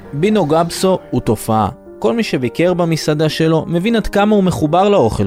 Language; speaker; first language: Hebrew; native; Hebrew